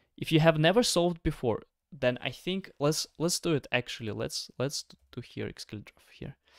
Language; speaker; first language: English; non-native, fluent; Ukrainian